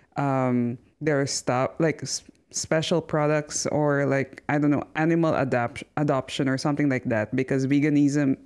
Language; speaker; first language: English; non-native, local second language; Filipino